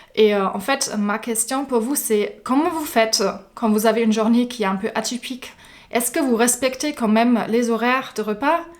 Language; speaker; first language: French; non-native, fluent; German